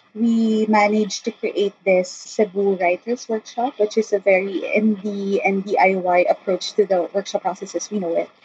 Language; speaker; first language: English; non-native, local second language; Chavacano